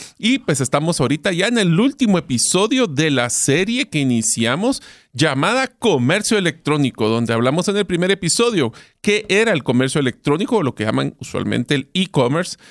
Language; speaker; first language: Spanish; native; Spanish